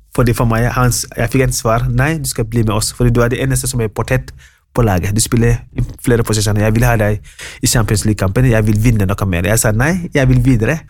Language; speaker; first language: Norwegian; non-native, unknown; Wolof